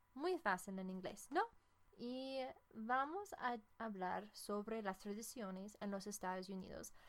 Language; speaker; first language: Spanish; non-native, fluent; English